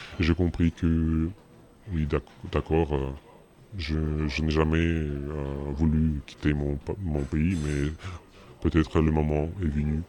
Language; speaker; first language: French; non-native, learner; Russian